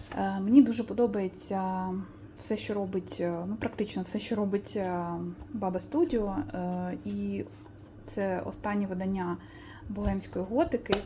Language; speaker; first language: Ukrainian; native; Ukrainian